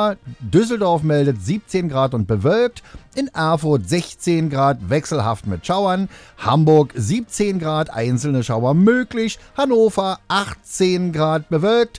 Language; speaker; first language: German; native; German